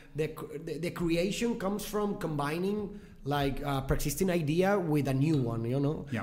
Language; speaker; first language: English; non-native, fluent; Spanish